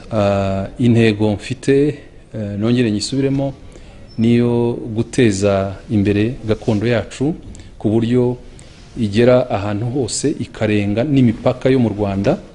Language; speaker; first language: Kinyarwanda; early bilingual, heritage; Kinyarwanda